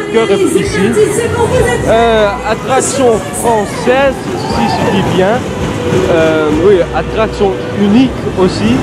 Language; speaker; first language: French; non-native, learner; Dutch